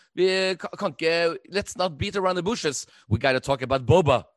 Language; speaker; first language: English; non-native, fluent; Norwegian